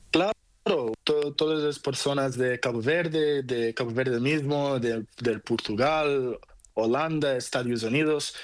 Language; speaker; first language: Spanish; non-native, learner; Portuguese